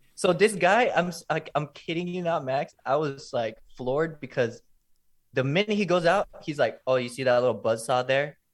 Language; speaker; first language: English; native; English